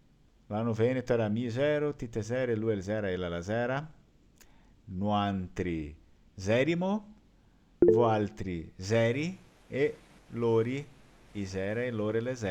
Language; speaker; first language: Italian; non-native, fluent; Portuguese